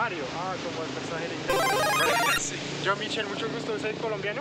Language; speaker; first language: Spanish; non-native, fluent; French